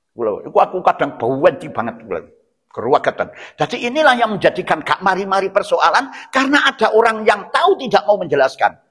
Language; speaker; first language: Indonesian; non-native, local second language; Javanese